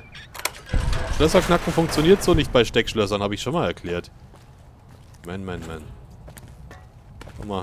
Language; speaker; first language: German; native; German